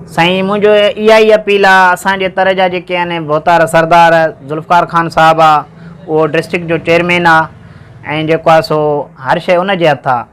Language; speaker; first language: Sindhi; native; Sindhi